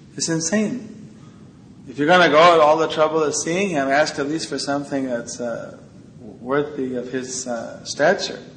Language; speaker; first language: English; native; English